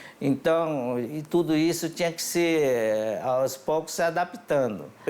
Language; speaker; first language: Portuguese; early bilingual, other home language; Japanese